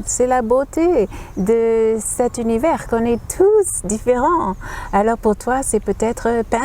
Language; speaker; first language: French; non-native, fluent; English